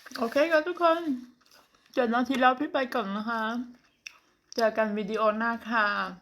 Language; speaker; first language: Thai; non-native, local second language; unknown